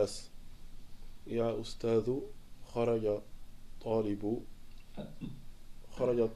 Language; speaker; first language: Arabic; non-native, learner; French